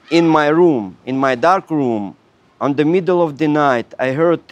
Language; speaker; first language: English; non-native, learner; Russian